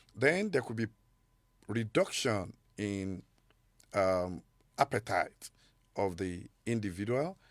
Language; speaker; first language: English; non-native, local second language; Yoruba